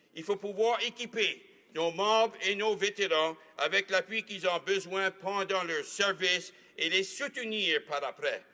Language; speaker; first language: French; native; French